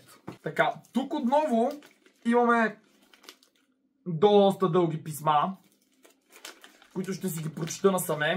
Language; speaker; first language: Bulgarian; native; Bulgarian